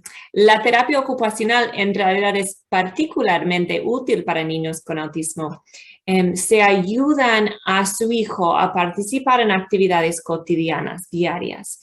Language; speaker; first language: Spanish; non-native, fluent; English